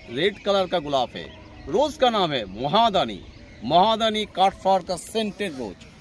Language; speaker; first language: Hindi; non-native, local second language; Bangla